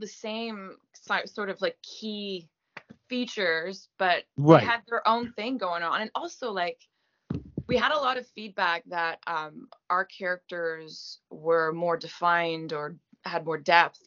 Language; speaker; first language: English; non-native, fluent; French